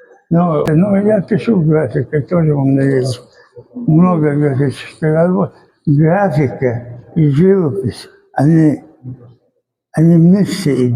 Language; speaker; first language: Russian; non-native, local second language; Chechen